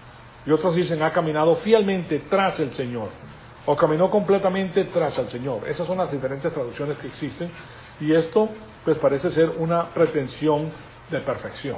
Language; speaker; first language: Spanish; native; Spanish